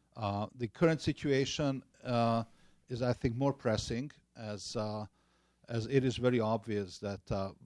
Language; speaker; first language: English; non-native, fluent; Hungarian